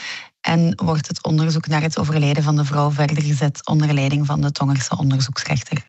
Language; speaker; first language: Dutch; native; Dutch